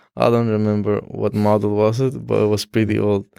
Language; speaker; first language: English; non-native, learner; Persian